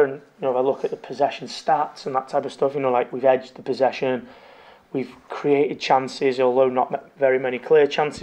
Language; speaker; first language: English; native; English